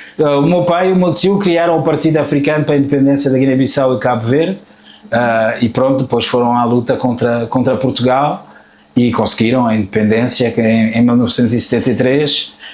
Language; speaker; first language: Portuguese; early bilingual, heritage; Portuguese